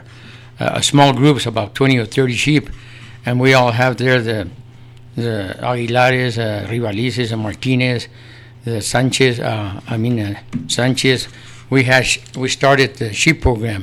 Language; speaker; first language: English; early bilingual, other home language; Spanish